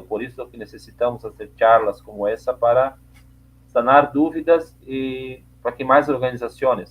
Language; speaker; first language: Spanish; non-native, learner; Portuguese